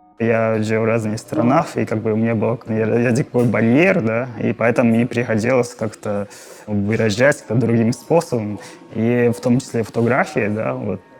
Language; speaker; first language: Russian; non-native, fluent; Japanese